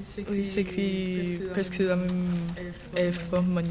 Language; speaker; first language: French; non-native, learner; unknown